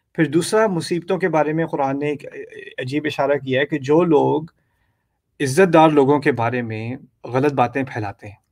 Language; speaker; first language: Urdu; native; Urdu